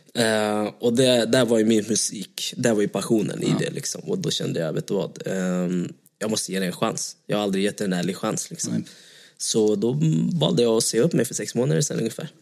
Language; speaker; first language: Swedish; early bilingual, other home language; Vietnamese